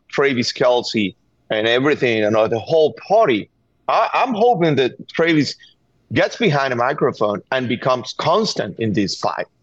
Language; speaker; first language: English; non-native, fluent; Spanish